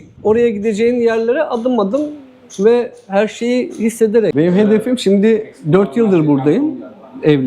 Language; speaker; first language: Turkish; native; Turkish